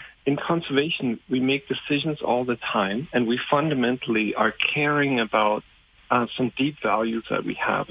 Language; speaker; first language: English; non-native, fluent; German